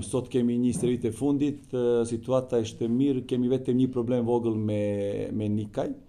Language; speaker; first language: Albanian; non-native, learner; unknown